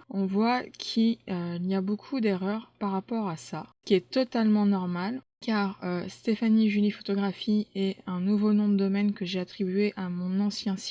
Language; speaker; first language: French; native; French